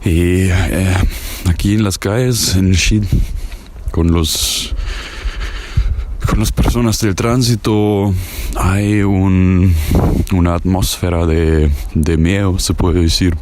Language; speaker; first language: Spanish; non-native, fluent; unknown